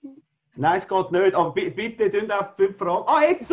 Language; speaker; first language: German; native; German